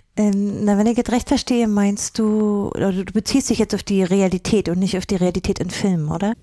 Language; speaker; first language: German; native; German